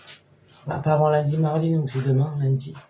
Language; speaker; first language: French; native; French